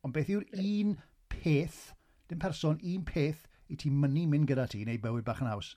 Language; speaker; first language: Welsh; native; Welsh